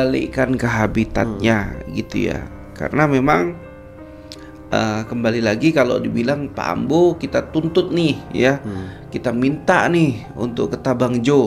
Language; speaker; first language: Indonesian; native; Indonesian